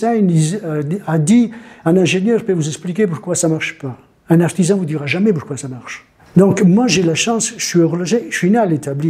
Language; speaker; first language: French; non-native, fluent; Italian